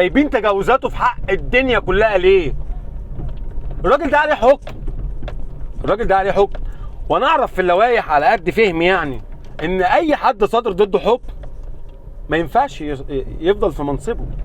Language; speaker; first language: Arabic; native; Arabic